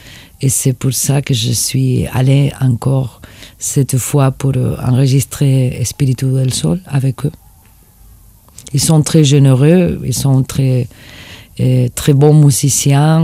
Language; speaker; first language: French; non-native, fluent; Spanish